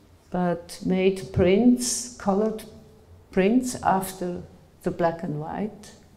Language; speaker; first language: English; non-native, fluent; German